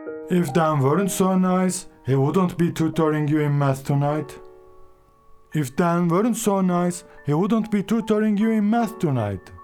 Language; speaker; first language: English; non-native, fluent; Turkish